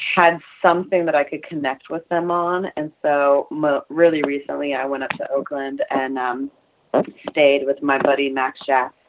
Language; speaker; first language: English; early bilingual, other home language; Polish